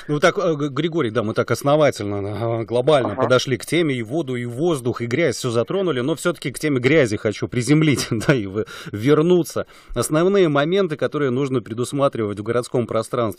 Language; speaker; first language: Russian; native; Russian